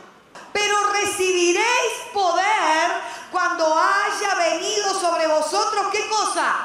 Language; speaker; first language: Spanish; native; Spanish